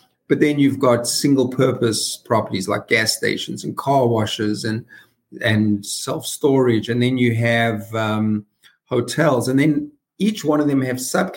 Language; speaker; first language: English; native; English